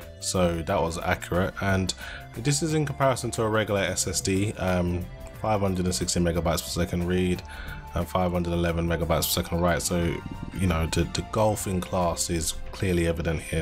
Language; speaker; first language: English; native; English